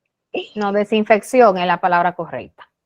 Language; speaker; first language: Spanish; native; Spanish